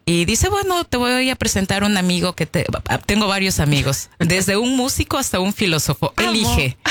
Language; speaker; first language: Spanish; native; Spanish